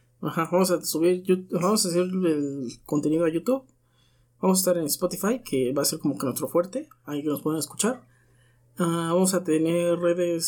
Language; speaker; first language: Spanish; native; Spanish